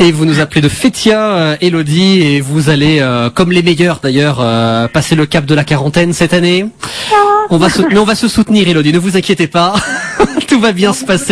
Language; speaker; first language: French; native; French